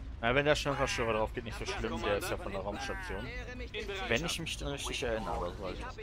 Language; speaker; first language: German; native; German